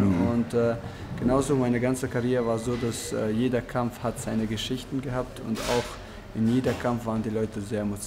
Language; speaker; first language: German; non-native, fluent; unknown